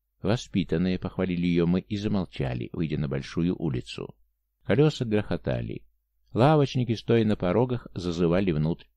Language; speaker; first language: Russian; native; Russian